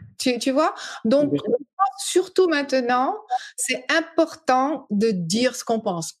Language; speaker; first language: French; early bilingual, other home language; English